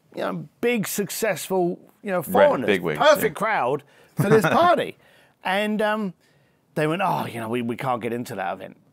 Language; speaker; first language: English; native; English